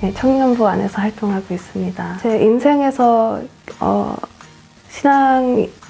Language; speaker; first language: Korean; early bilingual, other home language; English